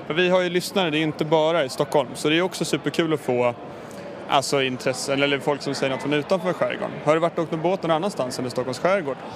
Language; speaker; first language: Swedish; native; Swedish